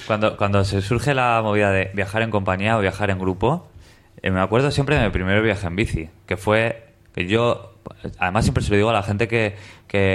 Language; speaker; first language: Spanish; native; Spanish